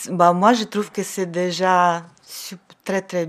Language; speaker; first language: French; non-native, learner; Ukrainian